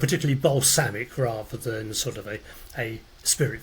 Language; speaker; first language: English; native; English